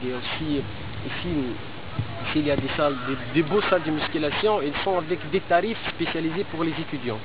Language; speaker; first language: French; non-native, local second language; Arabic